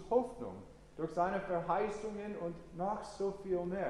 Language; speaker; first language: German; non-native, fluent; English